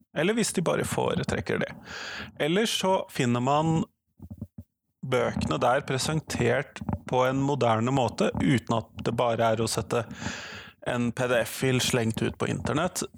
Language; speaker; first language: Norwegian; native; Norwegian